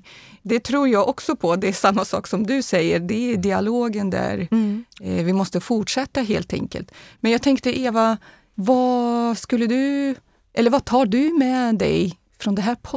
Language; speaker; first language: Swedish; non-native, fluent; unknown